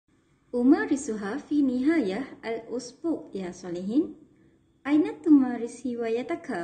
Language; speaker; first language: Arabic; non-native, learner; Malay